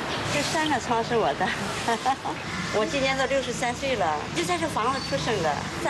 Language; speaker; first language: Chinese; native; Chinese